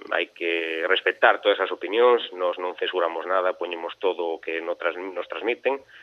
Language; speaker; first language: Galician; native; Galician